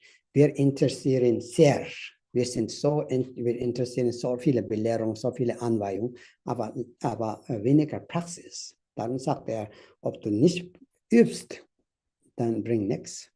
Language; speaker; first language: German; non-native, fluent; Tibetan